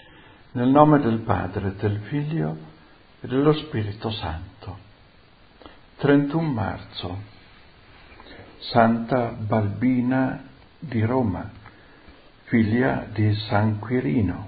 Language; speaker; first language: Italian; native; Italian